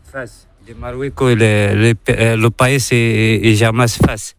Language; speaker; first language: Spanish; non-native, learner; Arabic